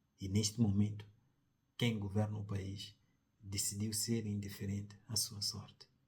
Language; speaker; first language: Portuguese; non-native, local second language; Tsonga